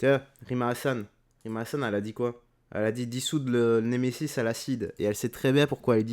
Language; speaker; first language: French; native; French